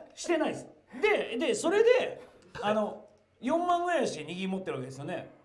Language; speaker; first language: Japanese; native; Japanese